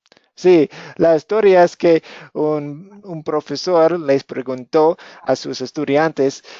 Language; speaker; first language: Spanish; non-native, fluent; English